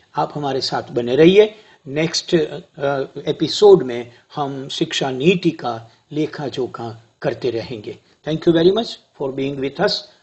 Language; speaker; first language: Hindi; non-native, local second language; Gujarati